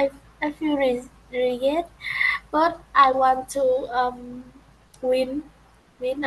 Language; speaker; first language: English; non-native, learner; Vietnamese